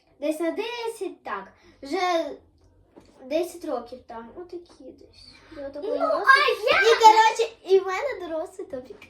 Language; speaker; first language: Ukrainian; non-native, local second language; Russian